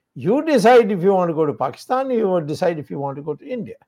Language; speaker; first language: English; non-native, local second language; Tamil